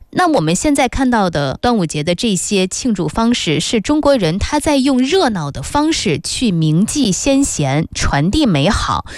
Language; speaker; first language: Chinese; native; Chinese